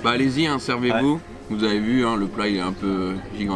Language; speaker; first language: French; native; French